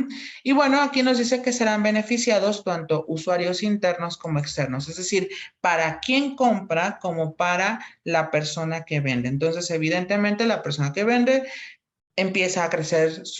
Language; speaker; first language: Spanish; native; Spanish